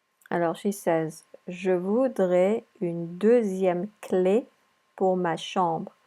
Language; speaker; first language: French; non-native, fluent; English